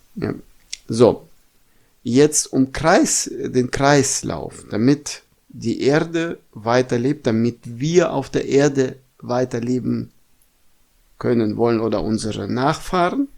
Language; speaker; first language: German; non-native, fluent; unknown